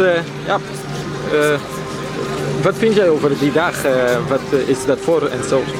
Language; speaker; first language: Dutch; non-native, learner; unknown